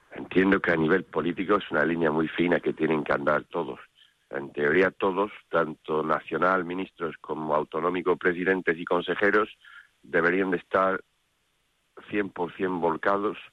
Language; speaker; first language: Spanish; non-native, fluent; English